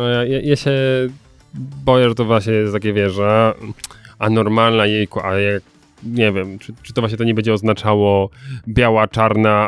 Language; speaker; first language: Polish; native; Polish